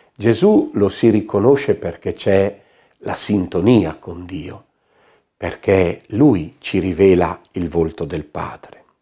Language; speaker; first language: Italian; native; Italian